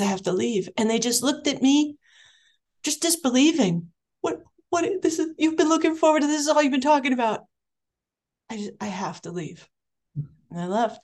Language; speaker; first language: English; native; English